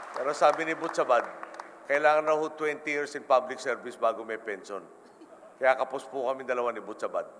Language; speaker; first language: Filipino; native; Filipino